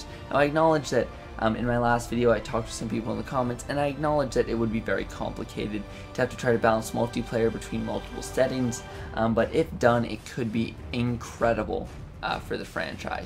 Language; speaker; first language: English; native; English